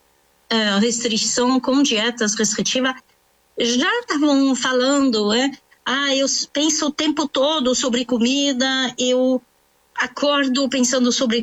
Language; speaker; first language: Portuguese; non-native, fluent; French